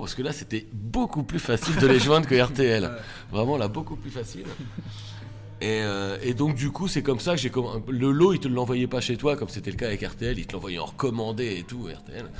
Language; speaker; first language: French; native; French